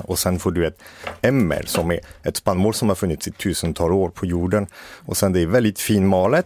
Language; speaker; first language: Swedish; non-native, fluent; French